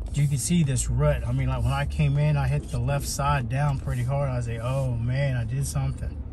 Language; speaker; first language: English; native; English